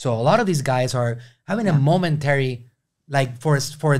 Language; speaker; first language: English; native; English